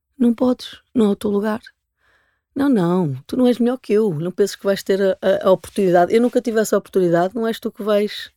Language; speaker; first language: Portuguese; native; Portuguese